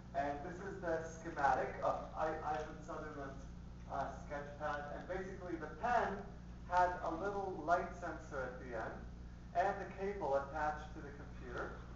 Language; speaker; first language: English; early bilingual, other home language; Spanish